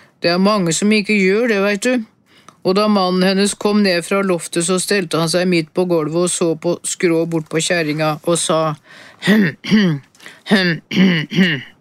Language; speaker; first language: Norwegian; native; Norwegian